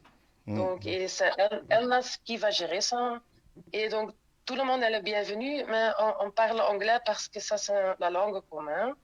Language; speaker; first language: French; non-native, local second language; Dutch